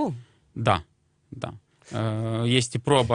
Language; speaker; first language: Romanian; non-native, local second language; Russian